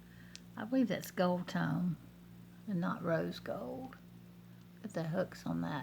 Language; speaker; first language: English; native; English